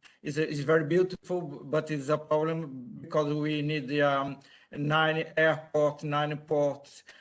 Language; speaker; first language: English; non-native, learner; Portuguese